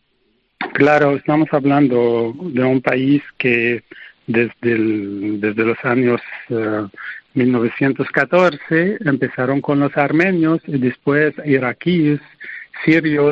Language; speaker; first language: Spanish; non-native, fluent; Arabic